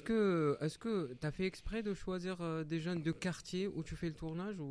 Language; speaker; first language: French; native; French